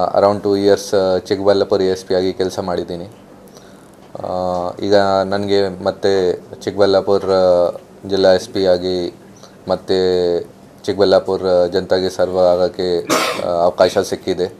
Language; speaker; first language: Kannada; non-native, fluent; Hindi